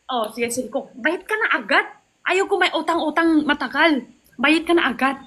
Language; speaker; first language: Filipino; non-native, learner; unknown